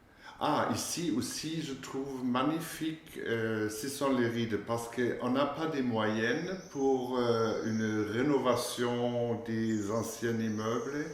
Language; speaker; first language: French; non-native, fluent; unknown